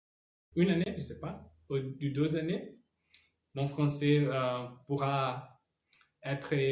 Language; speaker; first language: French; non-native, learner; Portuguese